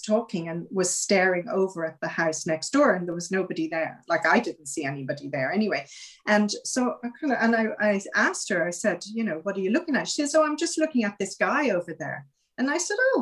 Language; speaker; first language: English; native; English